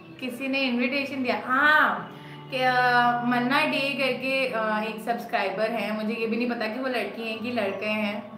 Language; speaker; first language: Hindi; native; Hindi